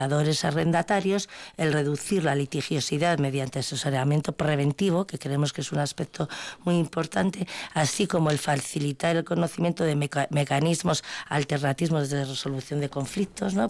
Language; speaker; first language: Spanish; native; Spanish